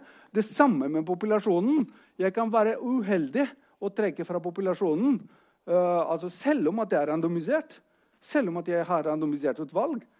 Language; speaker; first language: Norwegian; non-native, fluent; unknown